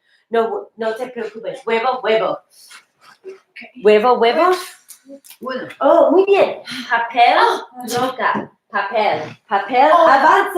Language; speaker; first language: Spanish; non-native, fluent; English